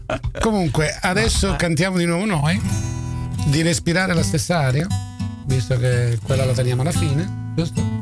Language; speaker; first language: Italian; native; Italian